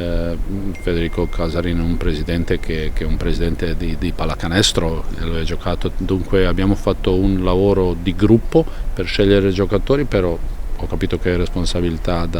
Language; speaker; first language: Italian; non-native, fluent; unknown